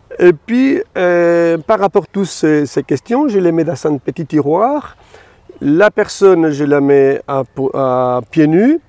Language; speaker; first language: French; non-native, fluent; Spanish